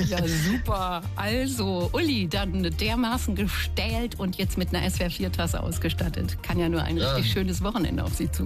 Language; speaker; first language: German; native; German